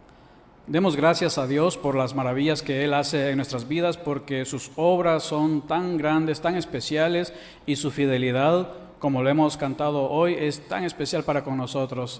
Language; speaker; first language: Spanish; native; Spanish